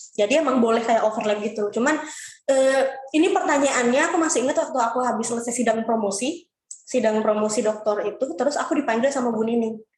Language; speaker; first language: Indonesian; native; Indonesian